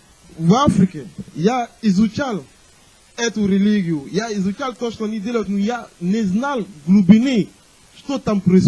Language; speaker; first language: Russian; non-native, fluent; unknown